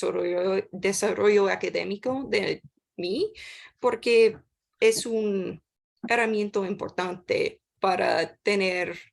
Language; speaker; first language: Spanish; non-native, learner; English